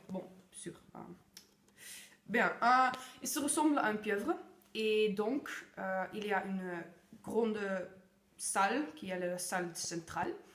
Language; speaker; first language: French; non-native, learner; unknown